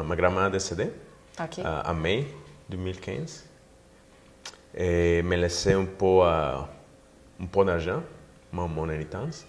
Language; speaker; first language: French; non-native, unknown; Spanish